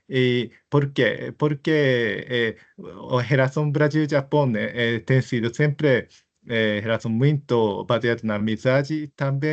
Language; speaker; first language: Portuguese; non-native, fluent; Japanese